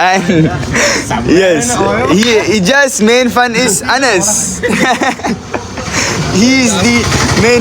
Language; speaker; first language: English; non-native, local second language; Malayalam